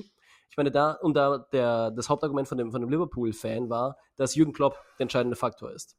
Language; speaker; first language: German; native; German